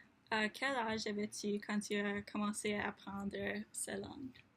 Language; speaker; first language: French; non-native, learner; English